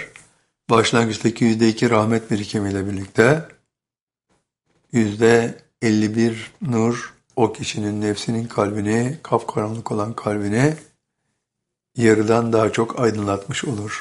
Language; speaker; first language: Turkish; native; Turkish